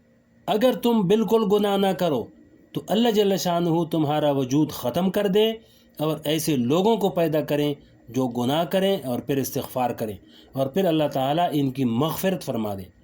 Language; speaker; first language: Urdu; native; Urdu